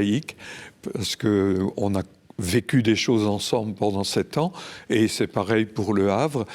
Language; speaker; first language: French; native; French